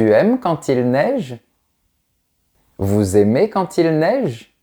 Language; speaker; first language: French; native; French